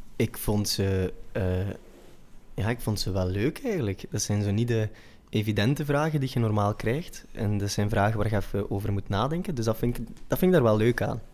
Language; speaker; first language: Dutch; native; Dutch